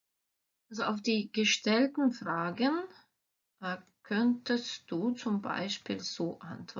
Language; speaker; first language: German; non-native, fluent; Croatian